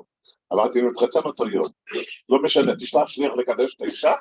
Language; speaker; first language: Hebrew; non-native, fluent; English